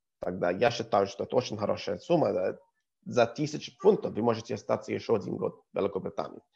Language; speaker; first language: Russian; non-native, learner; English